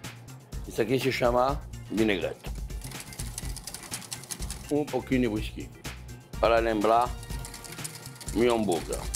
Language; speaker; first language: Portuguese; non-native, fluent; French